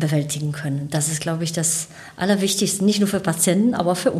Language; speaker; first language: German; native; German